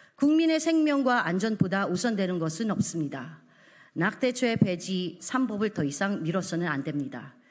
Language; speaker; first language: Korean; non-native, fluent; Filipino